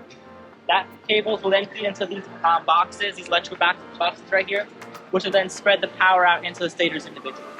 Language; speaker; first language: English; native; English